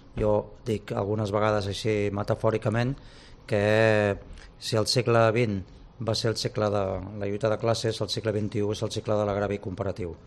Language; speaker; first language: Catalan; native; Catalan